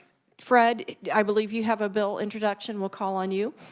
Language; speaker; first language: English; native; English